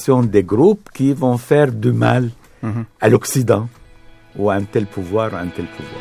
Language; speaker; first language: French; non-native, fluent; Arabic